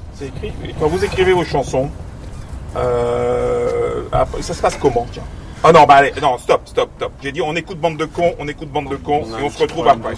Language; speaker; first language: French; native; French